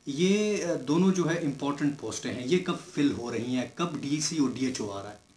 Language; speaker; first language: Urdu; native; Urdu